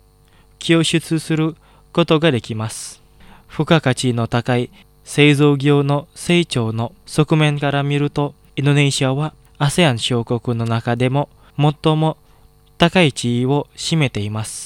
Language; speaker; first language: Japanese; non-native, fluent; Indonesian